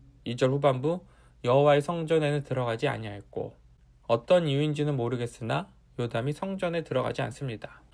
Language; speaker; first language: Korean; native; Korean